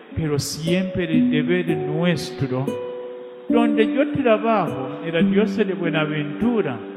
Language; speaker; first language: Spanish; non-native, fluent; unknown